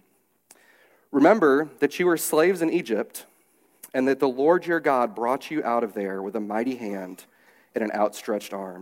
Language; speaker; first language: English; native; English